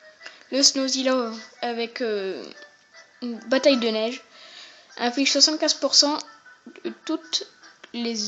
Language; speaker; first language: French; native; French